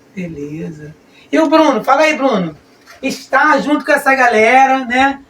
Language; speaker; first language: Portuguese; native; Portuguese